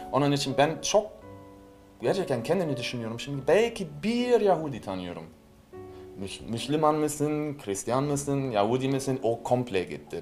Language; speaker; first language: Turkish; non-native, learner; German